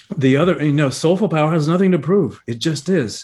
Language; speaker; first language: English; early bilingual, other home language; Spanish